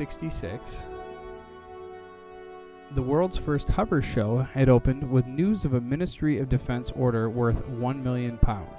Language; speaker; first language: English; native; English